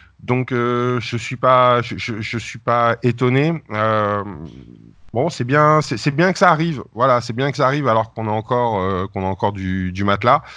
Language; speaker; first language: French; native; French